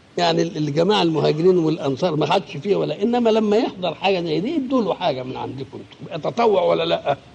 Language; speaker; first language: Egyptian Arabic; native; Egyptian Arabic